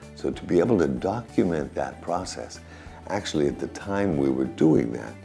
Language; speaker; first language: English; native; English